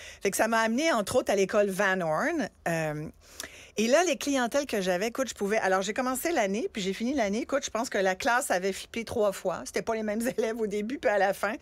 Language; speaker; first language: French; early bilingual, other home language; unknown